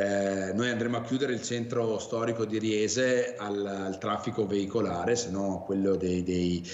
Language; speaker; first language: Italian; native; Italian